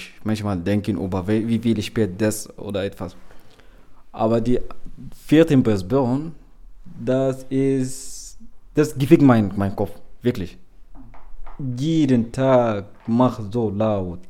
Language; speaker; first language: German; non-native, learner; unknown